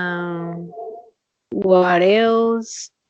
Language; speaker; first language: English; non-native, learner; Spanish